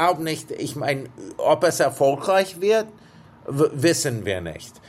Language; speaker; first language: German; non-native, fluent; English